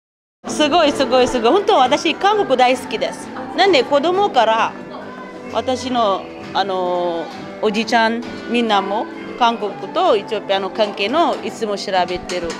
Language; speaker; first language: Japanese; non-native, learner; Amharic